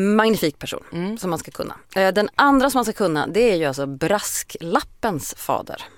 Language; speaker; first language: Swedish; native; Swedish